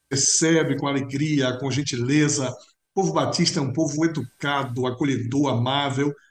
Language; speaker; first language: Portuguese; native; Portuguese